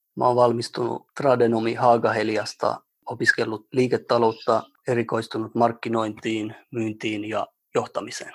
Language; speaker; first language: Finnish; early bilingual, other home language; Albanian